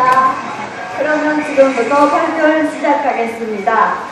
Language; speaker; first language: Korean; non-native, learner; Japanese